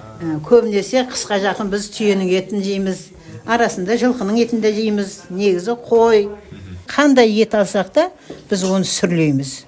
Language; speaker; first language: Kazakh; early bilingual, heritage; Kazakh